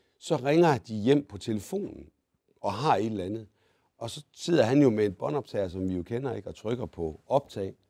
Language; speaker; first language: Danish; native; Danish